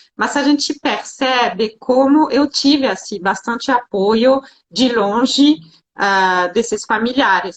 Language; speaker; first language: Portuguese; non-native, fluent; French